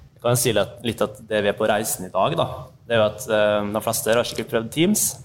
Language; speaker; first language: Norwegian; native; Norwegian